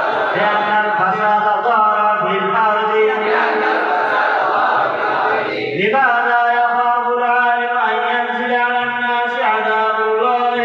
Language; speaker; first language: Arabic; non-native, fluent; Bangla